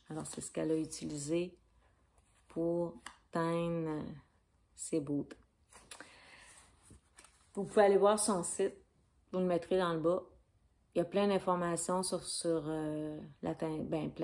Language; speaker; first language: French; native; French